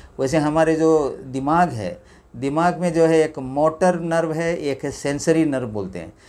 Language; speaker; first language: Hindi; non-native, local second language; Malayalam